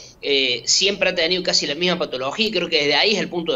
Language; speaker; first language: Spanish; native; Spanish